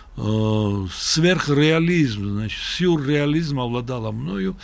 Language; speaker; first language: Russian; non-native, local second language; Georgian